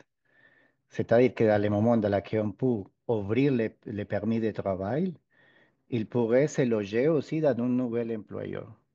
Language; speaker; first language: French; non-native, fluent; Spanish